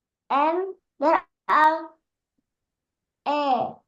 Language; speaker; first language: English; non-native, learner; Indonesian